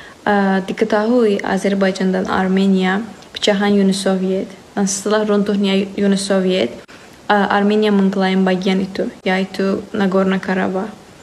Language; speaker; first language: Indonesian; non-native, fluent; Azerbaijani